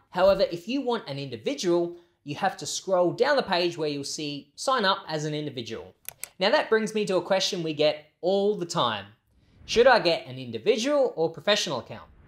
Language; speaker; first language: English; native; English